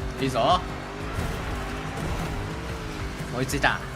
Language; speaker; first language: Japanese; native; Japanese